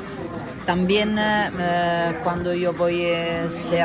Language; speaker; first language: Spanish; non-native, fluent; Italian